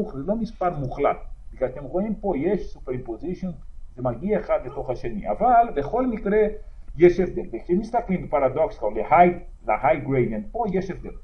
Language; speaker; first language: Hebrew; native; Hebrew